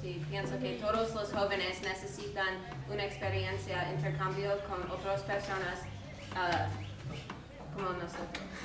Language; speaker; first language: Spanish; non-native, fluent; English